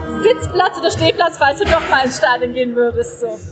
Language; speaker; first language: German; native; German